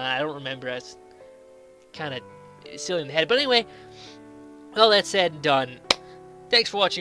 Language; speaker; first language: English; native; English